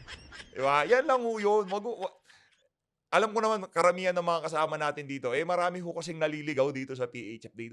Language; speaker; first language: Filipino; native; Filipino